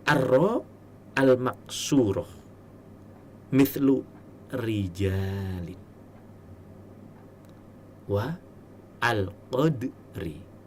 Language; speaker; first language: Arabic; non-native, fluent; Indonesian